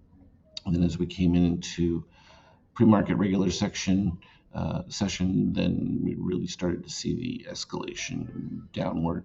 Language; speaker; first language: English; native; English